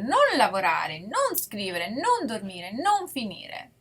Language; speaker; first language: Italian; non-native, fluent; English